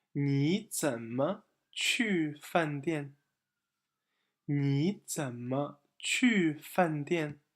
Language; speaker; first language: Chinese; non-native, fluent; English